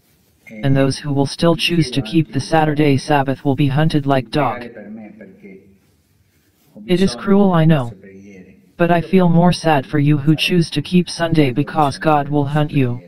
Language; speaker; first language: English; non-native, fluent; Italian